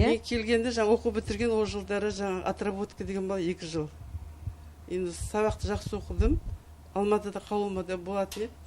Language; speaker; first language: Kazakh; non-native, local second language; Uyghur